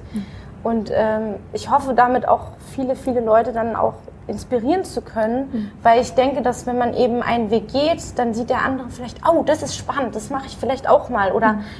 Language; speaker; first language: German; native; German